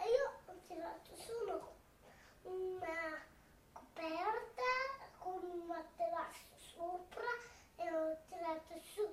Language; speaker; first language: Italian; early bilingual, heritage; Italian